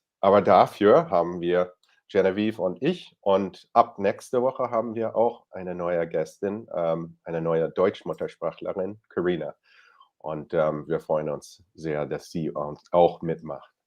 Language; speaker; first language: German; non-native, fluent; English